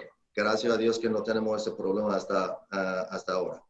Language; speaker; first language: Spanish; non-native, learner; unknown